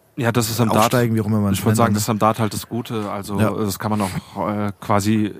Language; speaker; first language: German; native; German